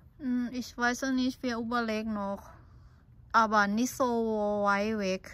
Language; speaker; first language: German; non-native, learner; Thai